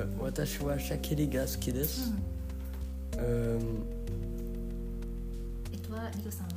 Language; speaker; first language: Japanese; non-native, learner; French